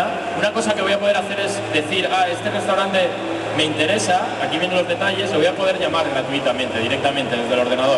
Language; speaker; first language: Spanish; native; Spanish